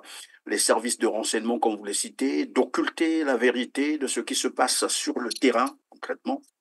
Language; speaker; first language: French; native; French